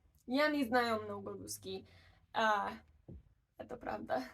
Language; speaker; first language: Russian; non-native, learner; English